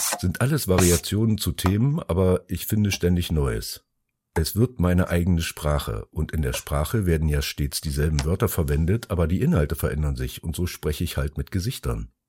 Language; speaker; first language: German; early bilingual, other home language; Finnish